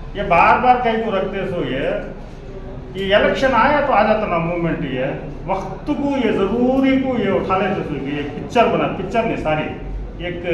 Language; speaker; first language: Hindi; non-native, local second language; Urdu